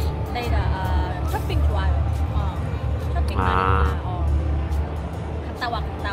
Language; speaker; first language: Korean; non-native, learner; Lao